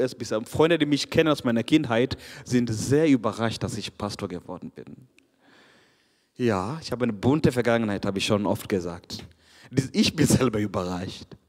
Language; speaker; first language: German; non-native, fluent; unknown